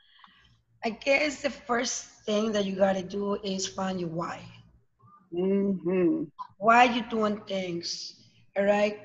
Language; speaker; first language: English; non-native, learner; Spanish